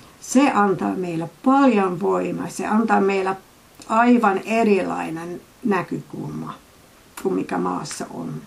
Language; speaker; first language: Finnish; non-native, fluent; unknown